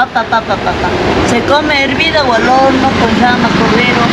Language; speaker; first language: Spanish; native; Spanish